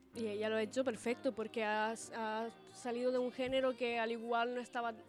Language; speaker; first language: Spanish; early bilingual, other home language; Italian